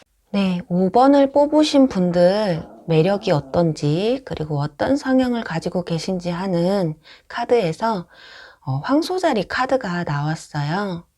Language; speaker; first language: Korean; native; Korean